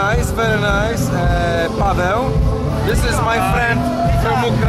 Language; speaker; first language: English; non-native, learner; Polish